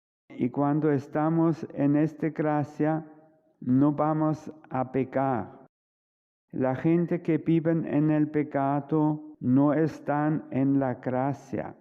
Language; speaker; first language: Spanish; non-native, fluent; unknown